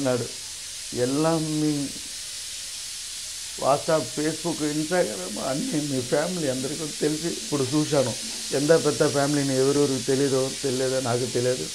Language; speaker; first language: Telugu; non-native, local second language; Tamil